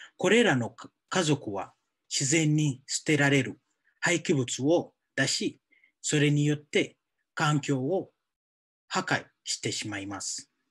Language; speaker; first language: Japanese; non-native, fluent; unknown